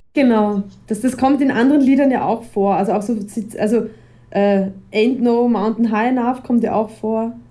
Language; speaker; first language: German; native; German